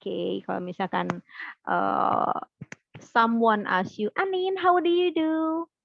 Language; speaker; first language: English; non-native, fluent; Indonesian